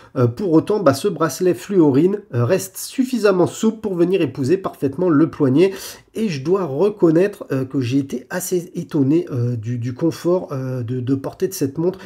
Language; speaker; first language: French; native; French